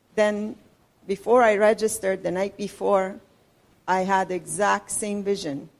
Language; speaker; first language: English; non-native, fluent; Persian